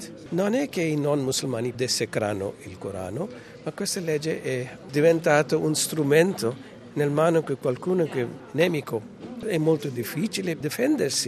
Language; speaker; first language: Italian; non-native, fluent; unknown